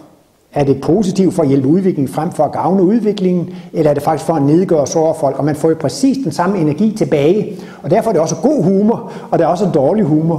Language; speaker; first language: Danish; native; Danish